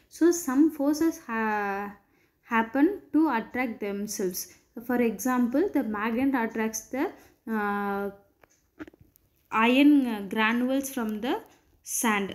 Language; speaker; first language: English; non-native, local second language; Tamil